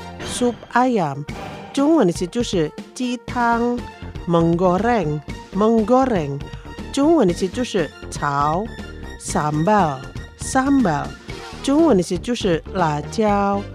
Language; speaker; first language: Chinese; non-native, fluent; Indonesian